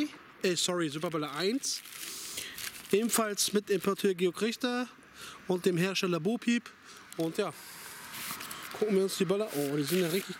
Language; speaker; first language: German; native; German